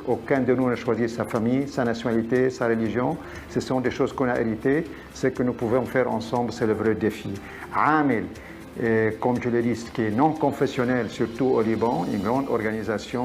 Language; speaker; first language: French; non-native, local second language; Arabic